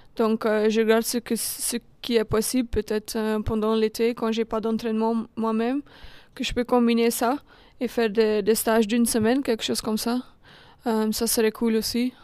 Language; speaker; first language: French; non-native, local second language; Dutch